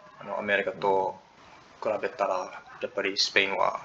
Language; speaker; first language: Japanese; non-native, learner; English